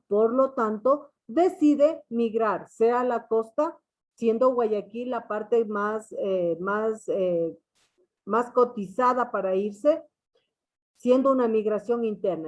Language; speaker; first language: Spanish; native; Spanish